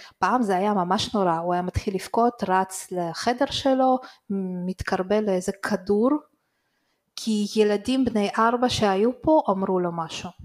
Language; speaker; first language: Hebrew; early bilingual, other home language; Russian